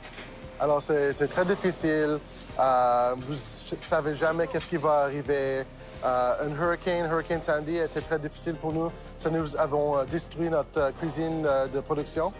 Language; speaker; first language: French; non-native, local second language; English